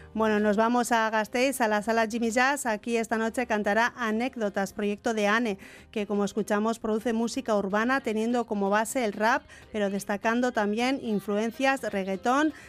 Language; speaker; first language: Spanish; native; Spanish